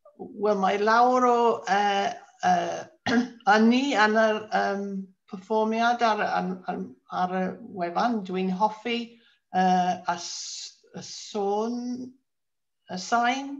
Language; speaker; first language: Welsh; non-native, learner; English